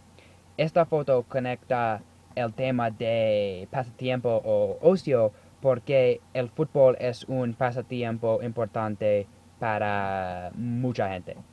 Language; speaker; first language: Spanish; non-native, learner; English